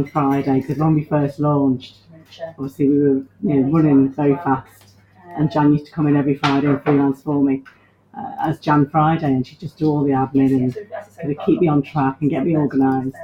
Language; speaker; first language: English; native; English